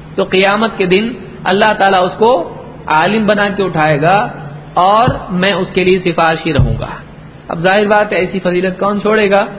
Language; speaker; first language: Urdu; native; Urdu